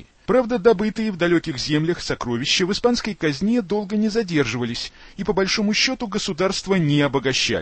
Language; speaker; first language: Russian; native; Russian